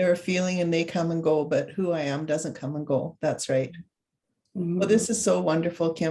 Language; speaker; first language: English; native; English